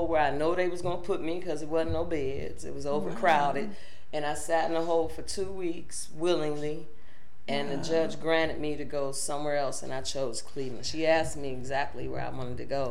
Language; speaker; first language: English; native; English